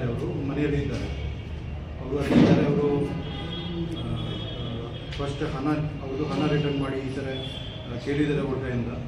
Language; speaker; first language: Kannada; non-native, learner; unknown